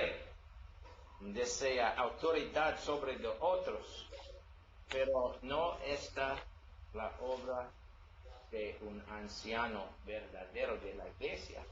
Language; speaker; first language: Spanish; non-native, learner; English